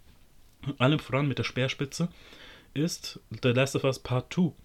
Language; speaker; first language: German; native; German